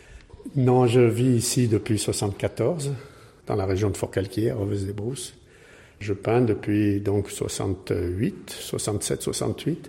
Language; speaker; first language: French; native; French